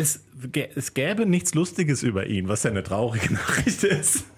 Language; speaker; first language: German; native; German